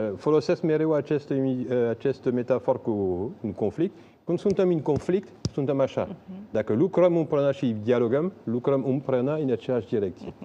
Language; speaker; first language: Romanian; non-native, fluent; French